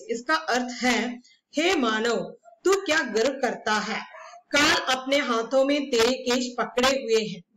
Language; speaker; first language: Hindi; non-native, local second language; Malayalam